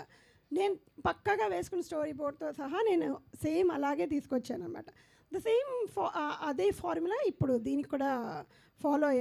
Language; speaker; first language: Telugu; native; Telugu